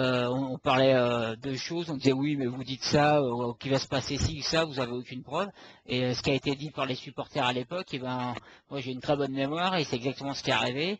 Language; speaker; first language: French; native; French